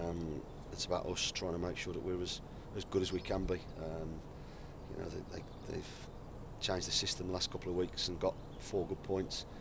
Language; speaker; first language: English; native; English